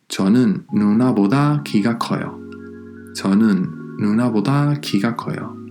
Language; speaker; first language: Korean; non-native, fluent; Spanish